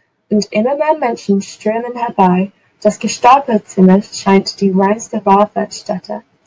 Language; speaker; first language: German; non-native, fluent; English